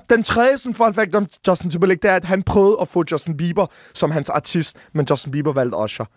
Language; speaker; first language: Danish; early bilingual, other home language; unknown